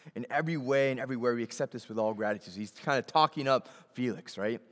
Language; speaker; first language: English; native; English